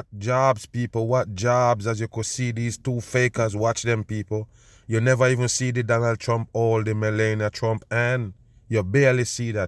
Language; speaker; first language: English; native; English